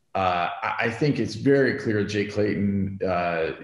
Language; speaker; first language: English; native; English